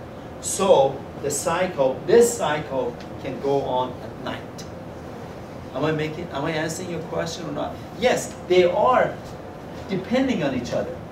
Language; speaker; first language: English; non-native, fluent; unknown